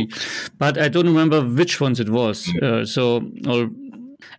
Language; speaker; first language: English; non-native, fluent; German